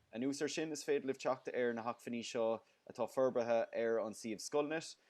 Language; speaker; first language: Irish; non-native, local second language; English